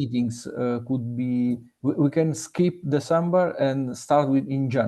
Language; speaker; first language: English; non-native, fluent; Italian